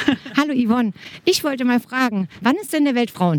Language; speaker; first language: German; native; German